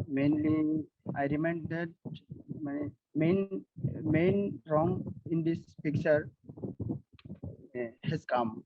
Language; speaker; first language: English; non-native, learner; Bangla